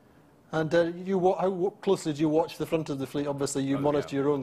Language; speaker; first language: English; native; English